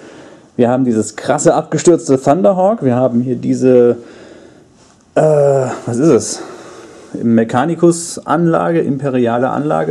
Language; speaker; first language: German; native; German